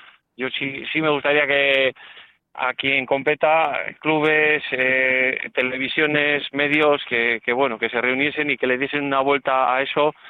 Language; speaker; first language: Spanish; native; Spanish